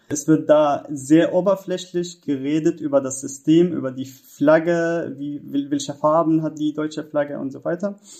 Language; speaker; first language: German; non-native, fluent; Arabic